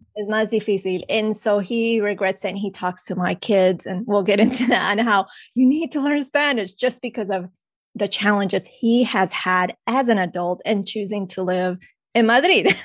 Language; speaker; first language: English; early bilingual, other home language; Spanish